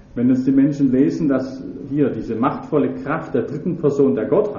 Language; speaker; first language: German; native; German